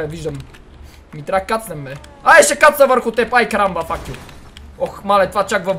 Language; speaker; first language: Bulgarian; native; Bulgarian